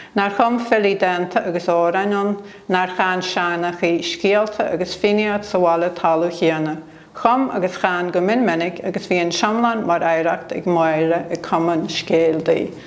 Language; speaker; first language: Irish; native; Irish